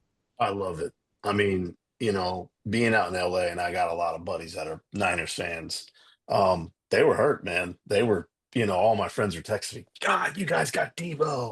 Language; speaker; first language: English; native; English